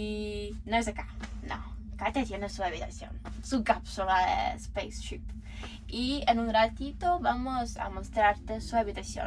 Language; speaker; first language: Spanish; non-native, learner; Ukrainian